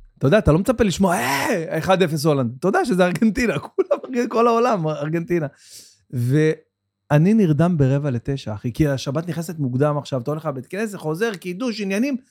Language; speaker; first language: Hebrew; native; Hebrew